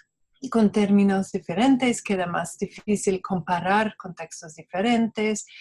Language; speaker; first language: Spanish; non-native, fluent; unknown